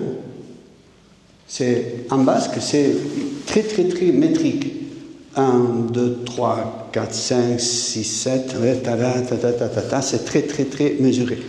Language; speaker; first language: French; native; French